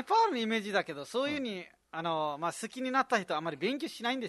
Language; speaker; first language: Japanese; non-native, fluent; Nepali